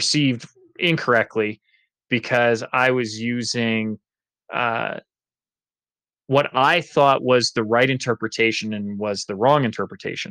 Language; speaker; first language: English; native; English